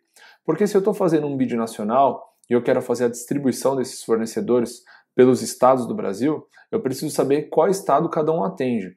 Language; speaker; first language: Portuguese; native; Portuguese